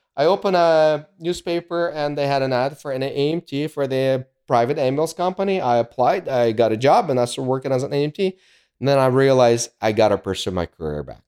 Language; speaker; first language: English; early bilingual, other home language; Ukrainian